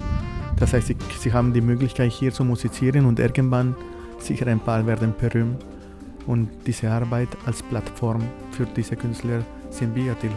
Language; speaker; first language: German; non-native, fluent; Spanish